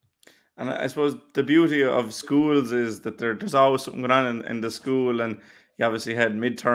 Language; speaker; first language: English; native; English